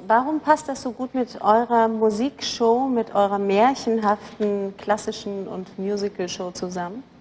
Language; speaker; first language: German; native; German